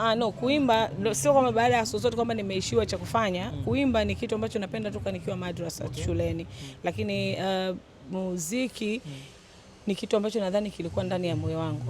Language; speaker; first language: Swahili; native; Swahili